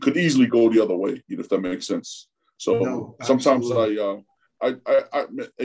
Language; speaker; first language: English; early bilingual, other home language; Tongan